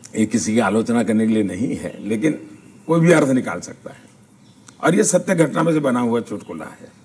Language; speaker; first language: Hindi; non-native, local second language; Gujarati